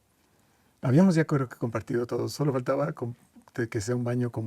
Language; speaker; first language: Spanish; native; Spanish